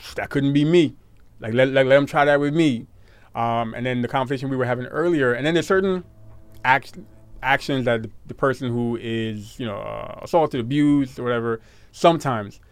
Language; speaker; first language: English; native; English